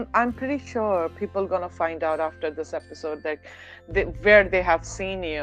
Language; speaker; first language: English; non-native, local second language; Hindi